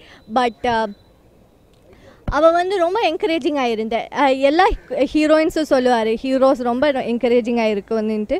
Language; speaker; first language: Tamil; non-native, learner; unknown